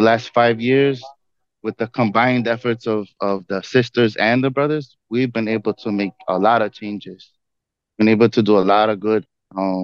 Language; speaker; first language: English; native; English